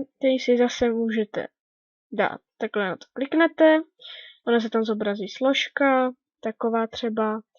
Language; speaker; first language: Czech; native; Czech